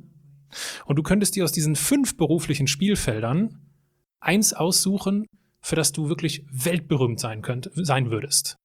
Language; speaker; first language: German; native; German